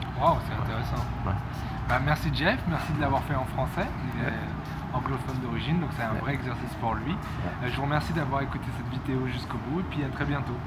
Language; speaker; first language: French; native; French